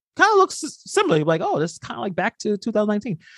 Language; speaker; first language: English; native; English